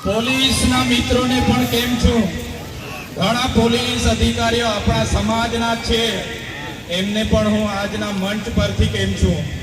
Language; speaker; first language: Gujarati; non-native, local second language; Bhili